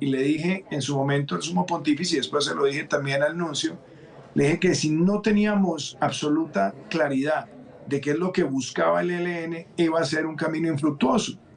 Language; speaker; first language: Spanish; native; Spanish